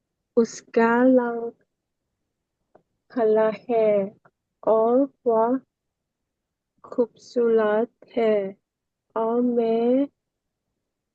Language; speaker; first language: Hindi; non-native, learner; Thai